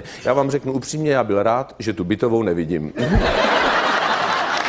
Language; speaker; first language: Czech; native; Czech